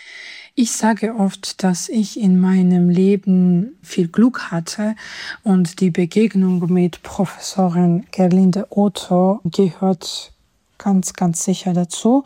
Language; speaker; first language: German; non-native, fluent; Georgian